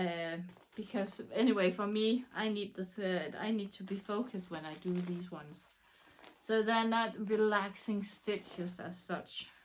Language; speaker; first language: English; non-native, fluent; Danish